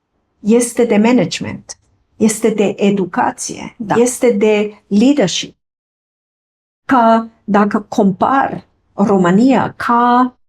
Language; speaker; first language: Romanian; non-native, fluent; German